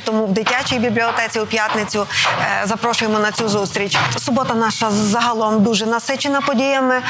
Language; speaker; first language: Ukrainian; native; Ukrainian